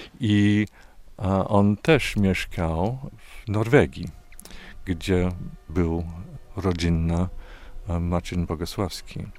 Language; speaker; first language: Polish; non-native, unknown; English